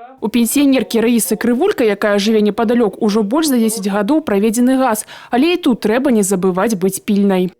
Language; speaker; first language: Belarusian; native; Belarusian